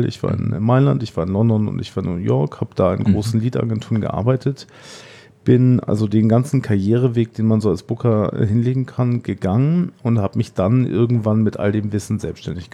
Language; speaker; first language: German; native; German